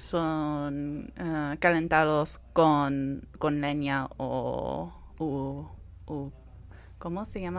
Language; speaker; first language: Spanish; non-native, fluent; Persian